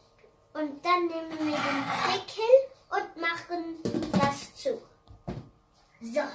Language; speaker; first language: German; non-native, fluent; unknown